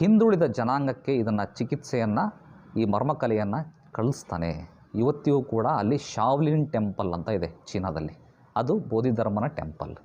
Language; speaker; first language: Kannada; native; Kannada